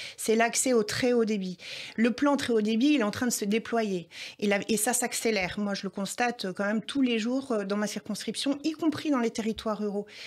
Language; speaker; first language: French; native; French